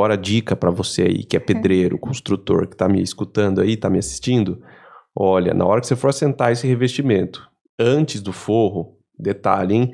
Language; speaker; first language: Portuguese; native; Portuguese